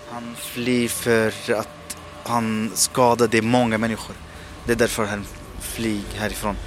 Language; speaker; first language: Swedish; non-native, fluent; Arabic